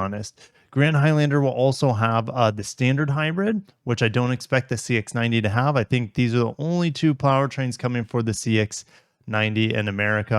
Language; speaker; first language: English; native; English